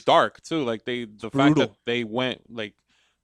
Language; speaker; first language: English; native; English